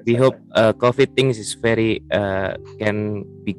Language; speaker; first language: English; non-native, learner; Indonesian